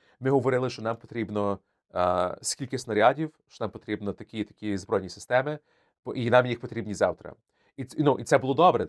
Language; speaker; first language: Ukrainian; early bilingual, heritage; Ukrainian